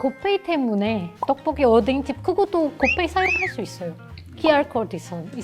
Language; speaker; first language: Korean; non-native, fluent; Indonesian